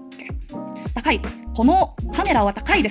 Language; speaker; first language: Japanese; non-native, learner; English